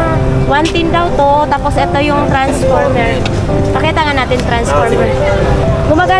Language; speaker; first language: Filipino; non-native, local second language; Cebuano